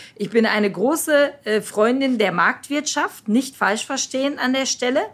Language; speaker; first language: German; native; German